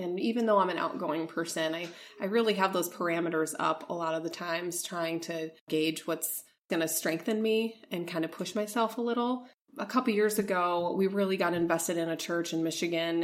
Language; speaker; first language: English; native; English